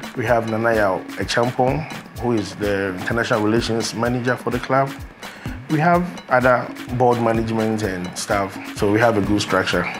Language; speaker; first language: English; non-native, local second language; Akan